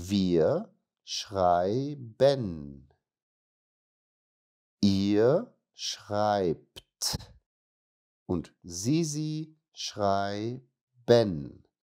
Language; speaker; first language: German; non-native, fluent; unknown